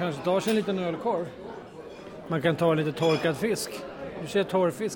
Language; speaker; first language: Swedish; native; Swedish